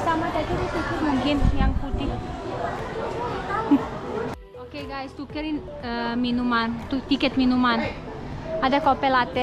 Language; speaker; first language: Indonesian; non-native, learner; English